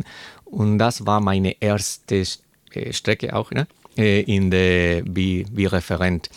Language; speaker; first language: German; non-native, learner; Spanish